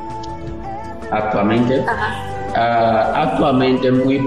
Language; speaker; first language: Spanish; non-native, learner; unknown